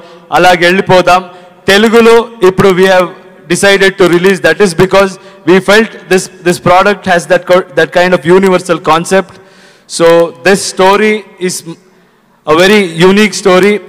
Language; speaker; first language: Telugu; non-native, learner; Kannada